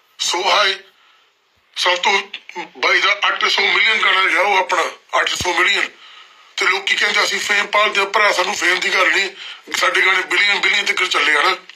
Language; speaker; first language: Punjabi; early bilingual, heritage; Punjabi